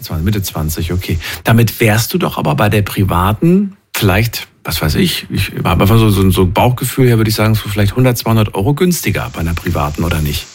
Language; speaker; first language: German; native; German